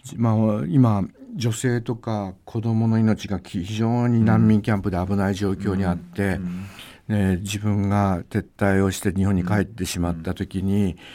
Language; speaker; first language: Japanese; native; Japanese